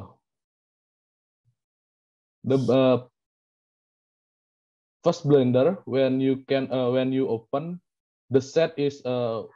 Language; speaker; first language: English; non-native, learner; Indonesian